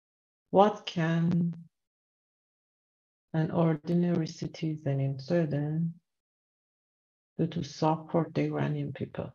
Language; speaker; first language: English; non-native, learner; Persian